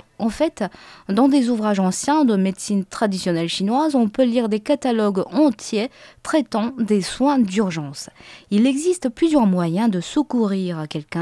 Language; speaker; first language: French; non-native, fluent; Chinese